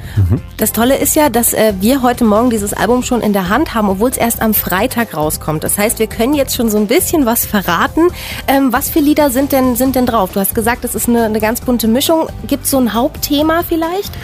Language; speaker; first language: German; native; German